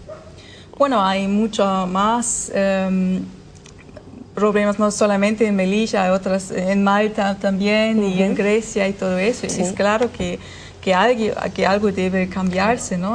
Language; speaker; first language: Spanish; non-native, learner; German